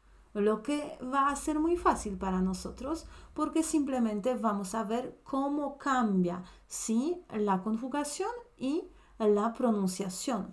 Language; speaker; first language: Spanish; non-native, fluent; Polish